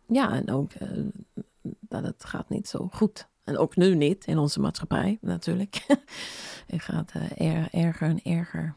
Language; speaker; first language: Dutch; non-native, fluent; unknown